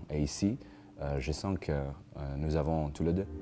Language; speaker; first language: French; non-native, learner; Spanish